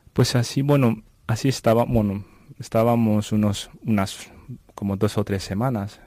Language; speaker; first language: Spanish; non-native, fluent; Japanese